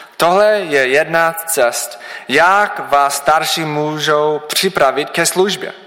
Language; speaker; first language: Czech; non-native, learner; English